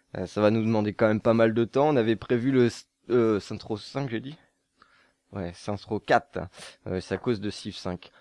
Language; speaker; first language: French; native; French